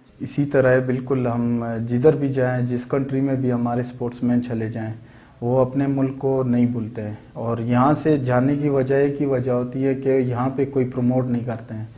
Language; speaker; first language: Urdu; non-native, local second language; Pashto